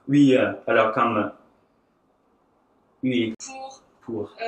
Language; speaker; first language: French; non-native, learner; English